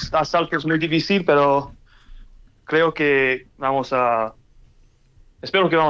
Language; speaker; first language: Spanish; early bilingual, heritage; English